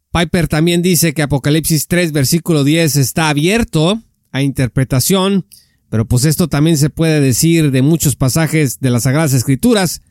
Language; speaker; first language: Spanish; native; Spanish